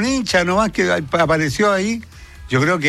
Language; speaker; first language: Spanish; native; Spanish